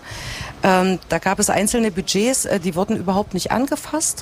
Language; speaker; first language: German; native; German